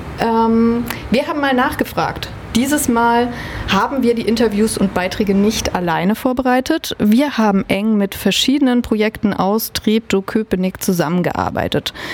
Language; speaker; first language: German; native; German